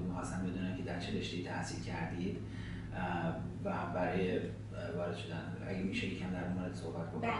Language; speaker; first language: Persian; native; Persian